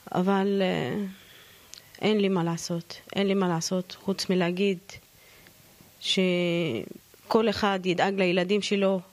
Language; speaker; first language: Hebrew; non-native, local second language; Arabic